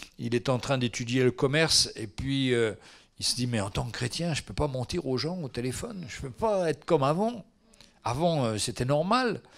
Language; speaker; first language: French; native; French